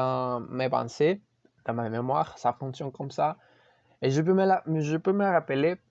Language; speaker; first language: French; non-native, learner; Spanish